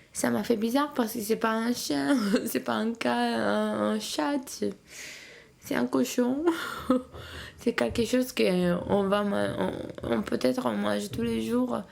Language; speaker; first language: French; non-native, fluent; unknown